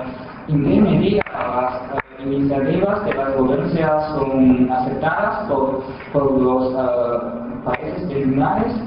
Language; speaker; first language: Spanish; non-native, fluent; Chinese